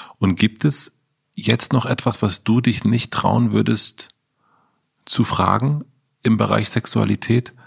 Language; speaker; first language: German; native; German